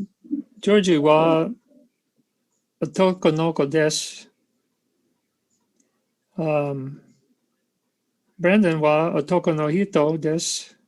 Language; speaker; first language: Japanese; non-native, learner; English